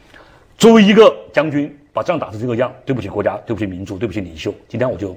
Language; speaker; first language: Chinese; native; Chinese